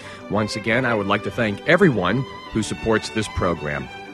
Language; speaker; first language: English; native; English